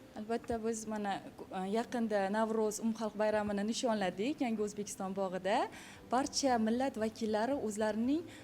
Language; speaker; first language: Uzbek; non-native, local second language; Kyrgyz